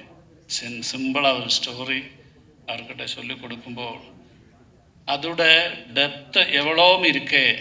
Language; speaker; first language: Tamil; non-native, learner; Malayalam